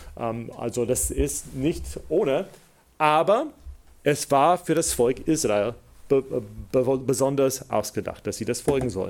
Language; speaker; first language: German; non-native, fluent; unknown